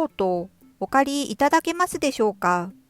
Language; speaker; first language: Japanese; non-native, fluent; Korean